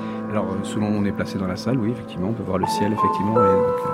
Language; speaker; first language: French; native; French